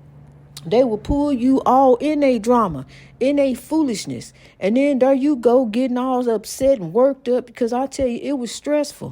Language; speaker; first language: English; native; English